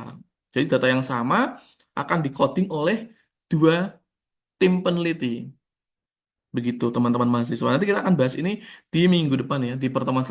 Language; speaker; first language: Indonesian; native; Indonesian